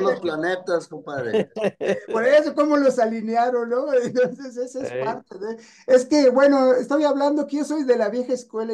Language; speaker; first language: Spanish; native; Spanish